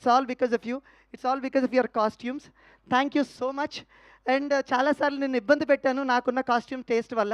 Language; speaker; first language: Telugu; native; Telugu